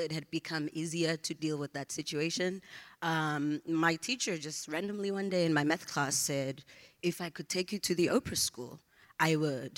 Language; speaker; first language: English; non-native, local second language; Zulu